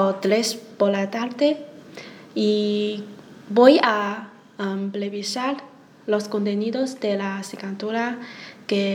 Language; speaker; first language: Spanish; non-native, learner; Chinese